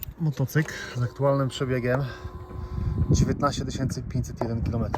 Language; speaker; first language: Polish; native; Polish